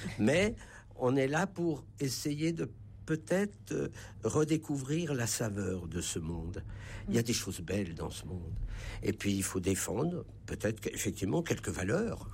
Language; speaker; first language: French; native; French